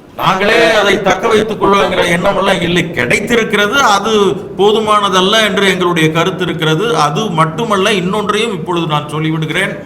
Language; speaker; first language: Tamil; native; Tamil